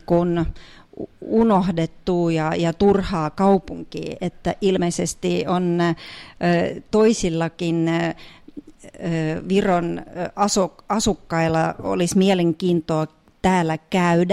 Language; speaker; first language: Finnish; non-native, fluent; Russian